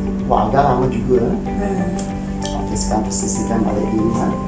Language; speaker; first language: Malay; non-native, local second language; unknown